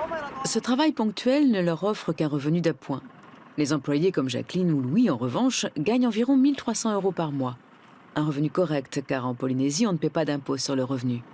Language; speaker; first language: French; native; French